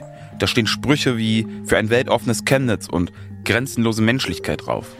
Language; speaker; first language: German; native; German